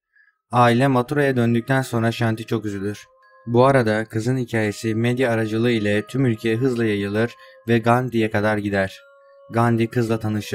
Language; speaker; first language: Turkish; native; Turkish